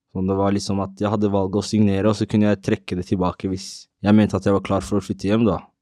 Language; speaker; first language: Norwegian; early bilingual, other home language; Somali